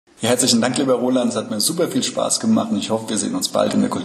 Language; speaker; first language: German; native; German